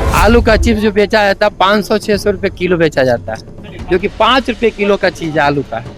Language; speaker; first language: Hindi; native; Hindi